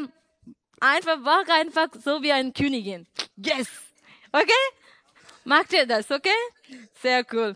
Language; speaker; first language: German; non-native, learner; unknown